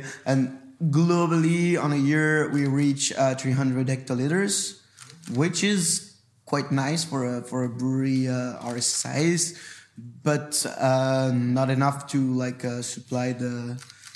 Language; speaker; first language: English; non-native, fluent; French